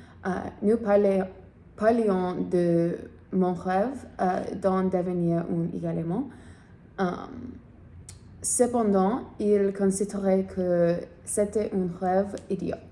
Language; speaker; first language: French; non-native, learner; English